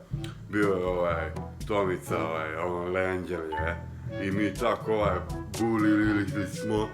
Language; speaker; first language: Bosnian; non-native, local second language; Hungarian